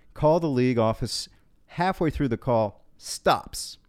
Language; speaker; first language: English; native; English